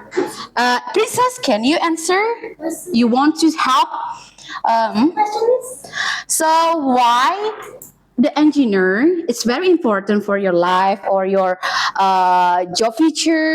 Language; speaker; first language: English; non-native, learner; Indonesian